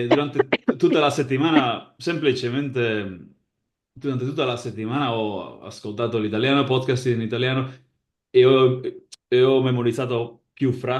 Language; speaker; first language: Italian; non-native, learner; Spanish